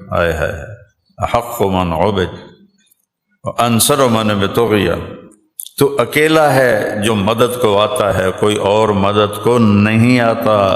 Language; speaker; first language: Urdu; non-native, local second language; Punjabi